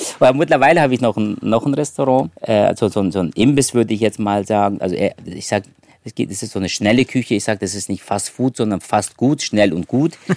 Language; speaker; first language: German; early bilingual, other home language; Turkish